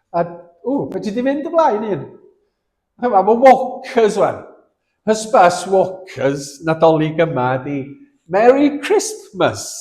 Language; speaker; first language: Welsh; native; Welsh